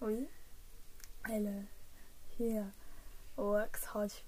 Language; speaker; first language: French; early bilingual, heritage; English